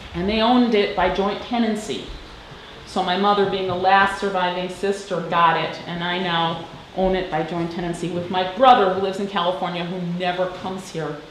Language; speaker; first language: English; native; English